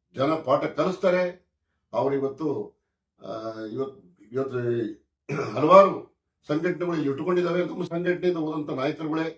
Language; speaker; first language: Kannada; native; Kannada